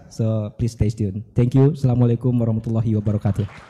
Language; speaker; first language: English; non-native, fluent; Indonesian